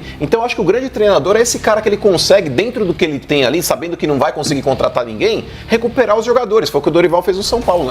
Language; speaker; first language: Portuguese; native; Portuguese